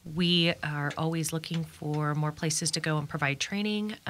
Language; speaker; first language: English; native; English